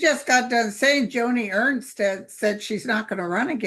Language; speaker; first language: English; native; English